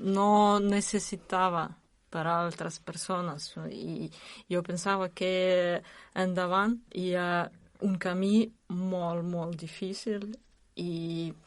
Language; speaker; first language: Catalan; non-native, learner; Russian